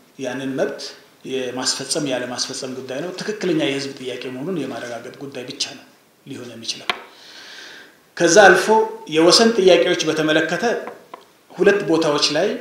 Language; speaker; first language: Amharic; non-native, local second language; Wolaytta